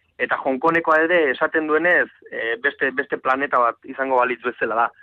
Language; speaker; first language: Basque; native; Basque